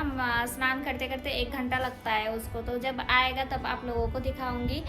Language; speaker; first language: Hindi; non-native, local second language; Bangla